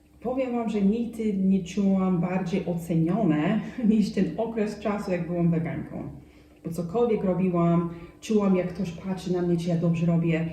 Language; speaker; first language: Polish; non-native, fluent; English